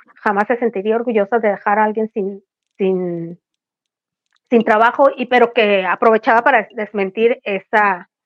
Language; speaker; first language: Spanish; native; Spanish